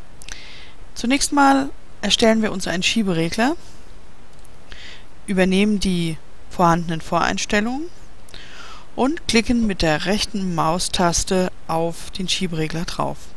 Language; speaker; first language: German; native; German